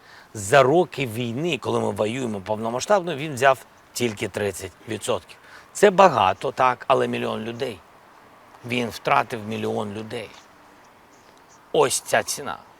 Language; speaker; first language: Ukrainian; non-native, local second language; Russian